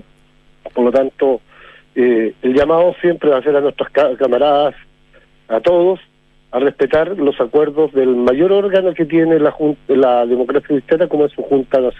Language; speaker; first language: Spanish; native; Spanish